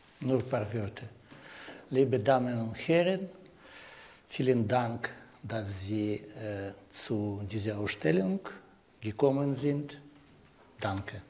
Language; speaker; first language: German; non-native, learner; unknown